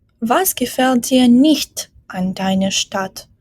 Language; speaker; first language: German; non-native, fluent; Ukrainian